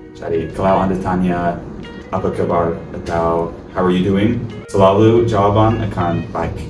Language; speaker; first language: Indonesian; non-native, learner; English